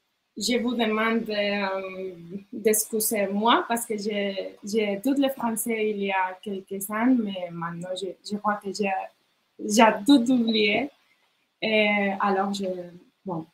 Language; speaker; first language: French; non-native, learner; Spanish